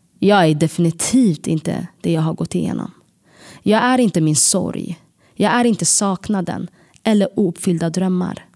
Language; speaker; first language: Swedish; early bilingual, other home language; Tigrinya